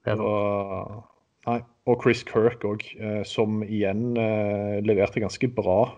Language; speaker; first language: Norwegian; native; Norwegian